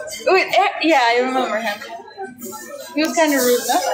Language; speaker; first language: English; non-native, fluent; Turkish